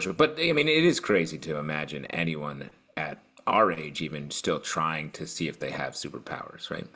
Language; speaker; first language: English; native; English